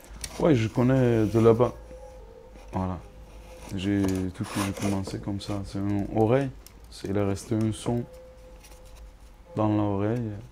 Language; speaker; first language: French; non-native, learner; Kurdish